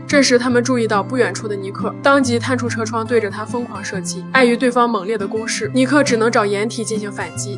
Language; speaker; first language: Chinese; native; Chinese